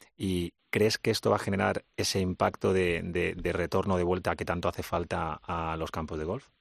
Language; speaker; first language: Spanish; native; Spanish